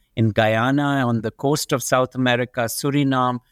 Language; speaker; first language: English; non-native, local second language; Urdu